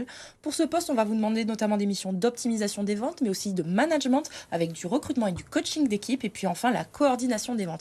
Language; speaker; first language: French; native; French